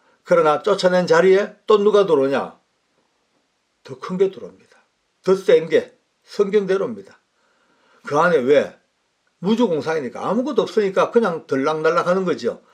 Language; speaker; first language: Korean; native; Korean